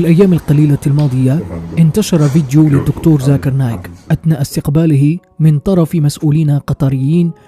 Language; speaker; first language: Arabic; native; Arabic